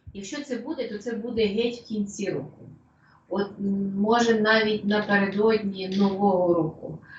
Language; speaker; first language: Ukrainian; non-native, local second language; Russian